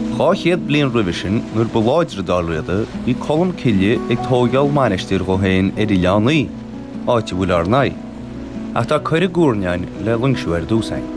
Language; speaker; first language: Irish; native; Irish